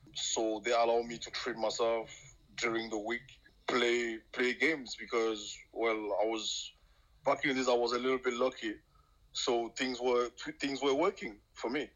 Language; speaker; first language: English; non-native, local second language; French